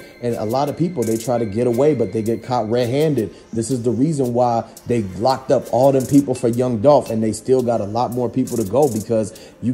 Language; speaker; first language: English; native; English